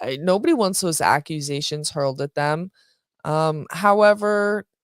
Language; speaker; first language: English; native; English